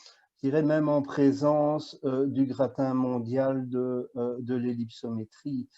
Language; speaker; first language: French; native; French